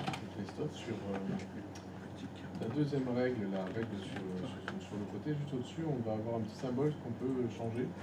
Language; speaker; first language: French; native; French